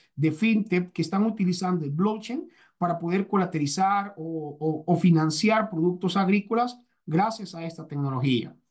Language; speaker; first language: Spanish; native; Spanish